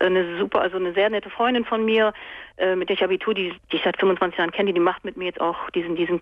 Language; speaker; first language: German; native; German